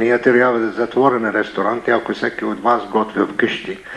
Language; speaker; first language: Bulgarian; non-native, learner; Arabic